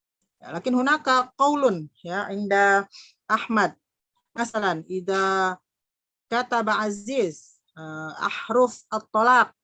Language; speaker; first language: Arabic; non-native, fluent; Indonesian